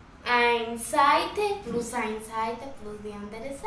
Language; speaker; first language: German; early bilingual, heritage; German